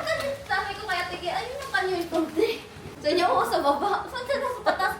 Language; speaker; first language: Filipino; native; Filipino